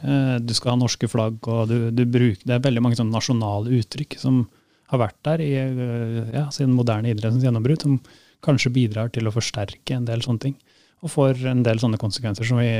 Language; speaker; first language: Norwegian; native; Norwegian